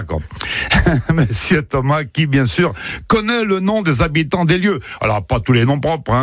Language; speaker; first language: French; native; French